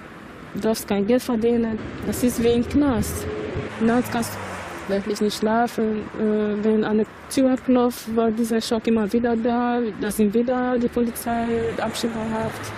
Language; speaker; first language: German; non-native, fluent; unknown